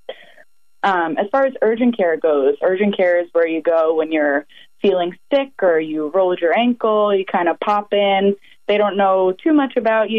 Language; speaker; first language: English; native; English